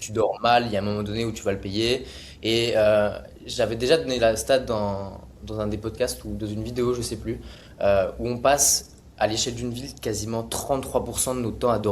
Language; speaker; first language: French; native; French